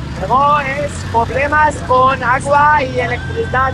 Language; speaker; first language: Spanish; non-native, learner; English